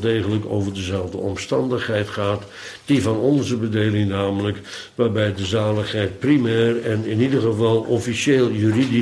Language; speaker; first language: Dutch; native; Dutch